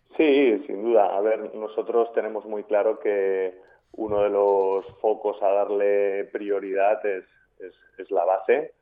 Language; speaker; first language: Spanish; native; Spanish